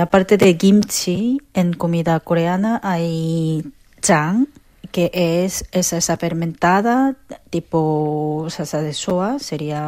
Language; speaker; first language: Spanish; non-native, fluent; Korean